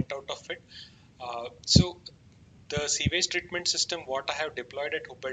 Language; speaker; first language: English; non-native, local second language; Kannada